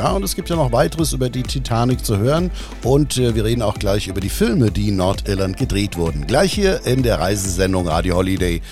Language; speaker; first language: German; native; German